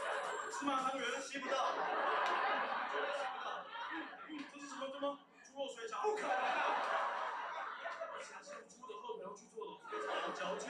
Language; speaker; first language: Chinese; native; Chinese